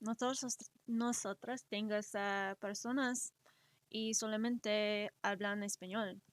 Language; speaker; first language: Spanish; early bilingual, other home language; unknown